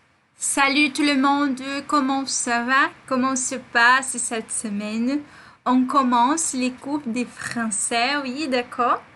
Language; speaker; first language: French; non-native, fluent; Portuguese